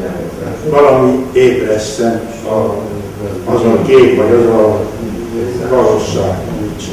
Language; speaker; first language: Hungarian; non-native, local second language; Romanian